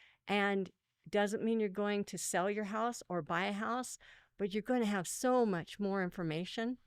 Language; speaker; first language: English; native; English